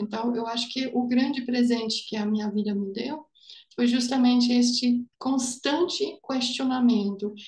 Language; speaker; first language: Portuguese; non-native, fluent; German